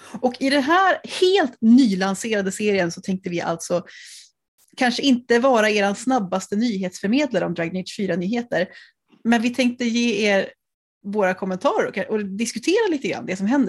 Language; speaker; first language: Swedish; native; Swedish